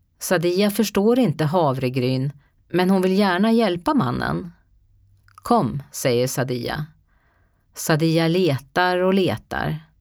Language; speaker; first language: Swedish; native; Swedish